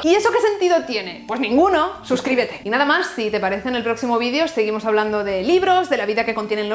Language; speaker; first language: Spanish; native; Spanish